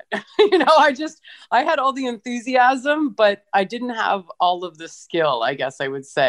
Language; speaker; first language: English; native; English